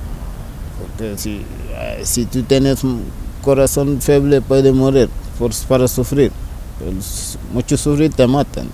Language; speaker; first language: Spanish; non-native, learner; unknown